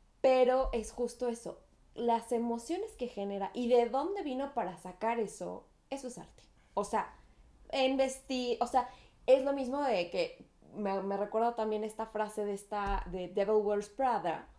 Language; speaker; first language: Spanish; native; Spanish